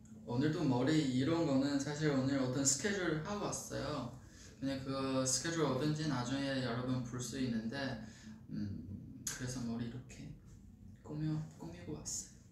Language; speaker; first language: Korean; non-native, fluent; Chinese